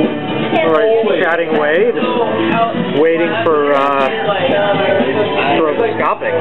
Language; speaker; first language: English; native; English